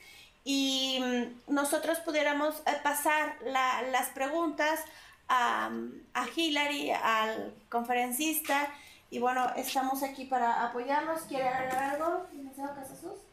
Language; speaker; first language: Spanish; native; Spanish